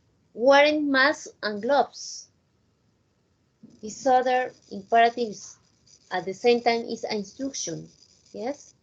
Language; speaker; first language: English; non-native, fluent; Spanish